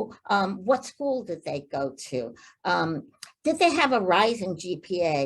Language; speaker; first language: English; native; English